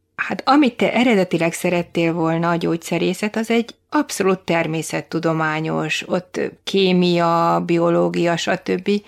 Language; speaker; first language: Hungarian; native; Hungarian